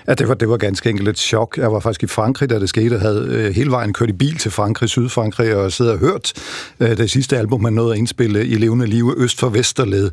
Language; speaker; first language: Danish; native; Danish